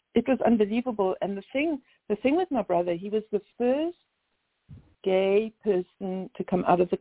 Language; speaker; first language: English; native; English